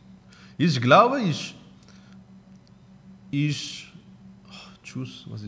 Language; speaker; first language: German; non-native, learner; Spanish